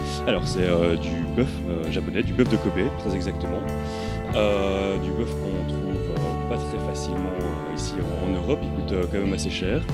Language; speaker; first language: French; native; French